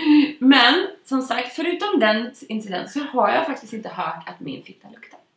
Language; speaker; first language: Swedish; native; Swedish